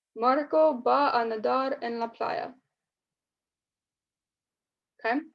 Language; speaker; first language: Spanish; non-native, fluent; English